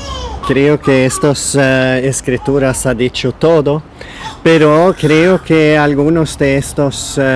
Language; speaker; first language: Spanish; non-native, learner; Swedish